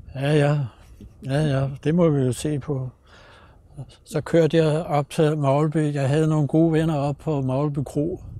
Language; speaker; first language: Danish; native; Danish